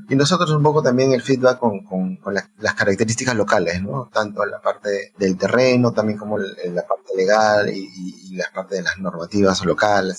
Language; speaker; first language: Spanish; native; Spanish